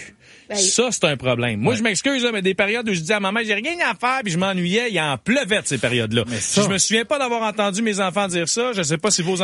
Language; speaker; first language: French; native; French